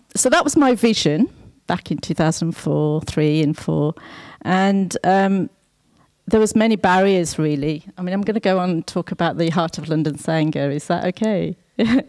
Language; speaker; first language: English; native; English